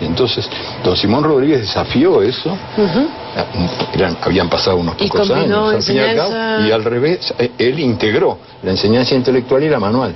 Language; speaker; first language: Spanish; native; Spanish